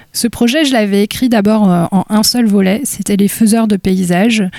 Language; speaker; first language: French; native; French